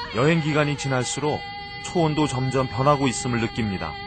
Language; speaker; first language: Korean; native; Korean